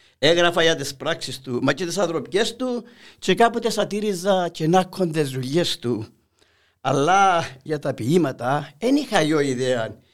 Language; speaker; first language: Greek; native; Greek